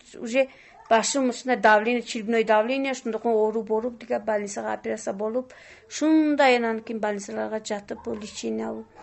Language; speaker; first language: Kyrgyz; non-native, local second language; Tajik